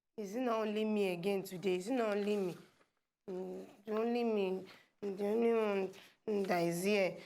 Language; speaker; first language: Nigerian Pidgin; native; Nigerian Pidgin